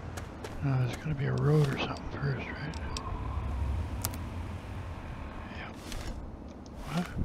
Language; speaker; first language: English; native; English